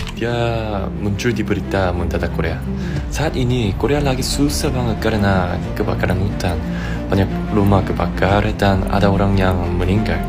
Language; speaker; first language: Indonesian; non-native, fluent; Korean